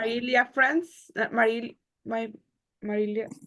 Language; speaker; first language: English; non-native, learner; Spanish